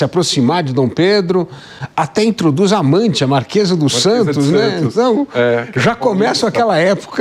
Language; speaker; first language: Portuguese; native; Portuguese